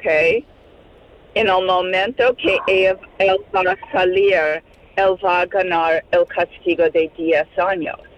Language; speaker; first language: Spanish; non-native, fluent; English